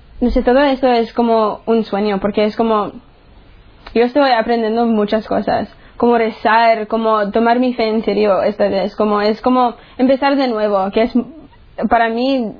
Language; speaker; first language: Spanish; early bilingual, heritage; English